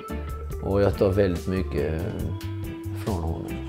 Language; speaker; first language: Swedish; early bilingual, other home language; Georgian